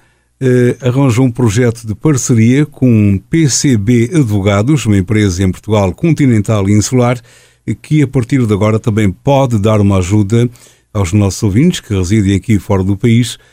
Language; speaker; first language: Portuguese; native; Portuguese